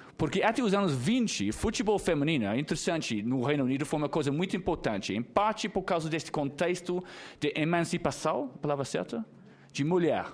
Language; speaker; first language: Portuguese; non-native, fluent; English